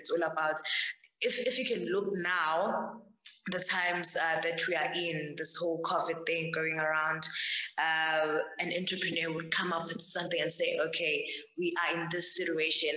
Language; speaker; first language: English; non-native, local second language; Zulu